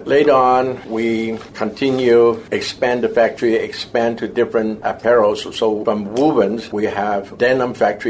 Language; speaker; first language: English; non-native, local second language; Cantonese